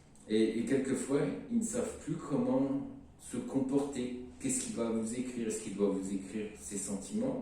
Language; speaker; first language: French; native; French